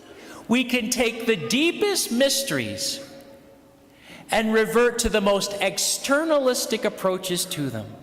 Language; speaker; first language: English; native; English